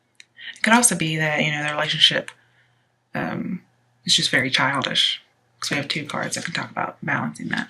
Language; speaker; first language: English; native; English